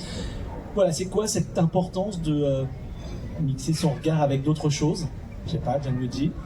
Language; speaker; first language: French; native; French